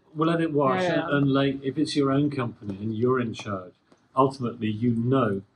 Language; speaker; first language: English; native; English